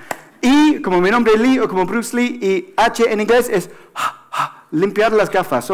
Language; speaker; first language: Spanish; non-native, fluent; English